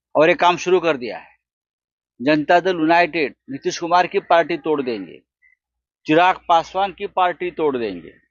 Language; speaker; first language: Hindi; non-native, local second language; Marathi